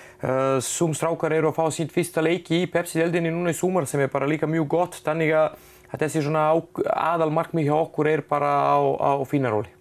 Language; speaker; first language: Icelandic; non-native, fluent; Serbian